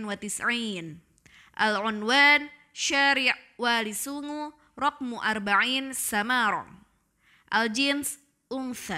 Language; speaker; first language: Arabic; non-native, learner; Indonesian